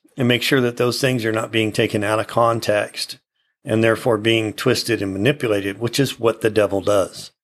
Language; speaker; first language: English; native; English